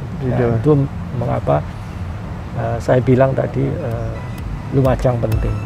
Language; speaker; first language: Indonesian; native; Indonesian